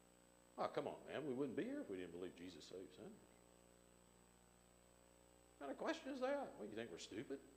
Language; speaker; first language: English; native; English